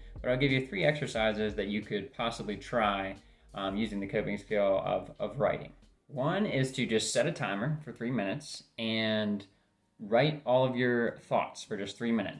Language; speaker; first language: English; native; English